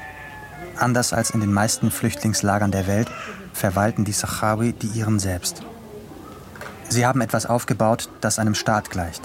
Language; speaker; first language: German; native; German